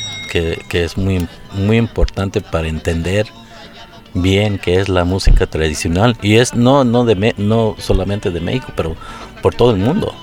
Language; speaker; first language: Spanish; early bilingual, heritage; Spanish